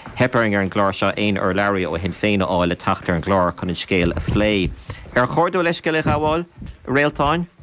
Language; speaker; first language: Irish; native; Irish